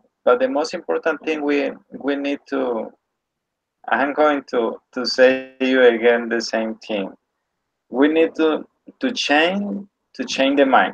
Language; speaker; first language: English; non-native, learner; Spanish